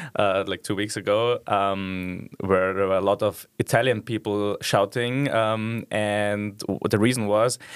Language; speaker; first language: English; non-native, fluent; German